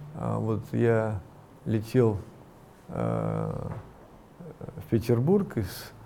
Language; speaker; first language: Russian; native; Russian